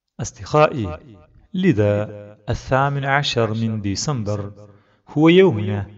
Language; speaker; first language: Arabic; non-native, fluent; Malayalam